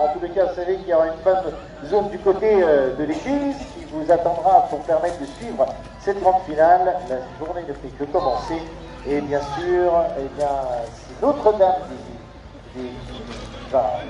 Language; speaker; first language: French; native; French